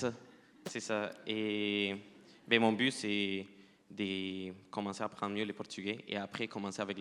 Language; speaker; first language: French; non-native, fluent; Spanish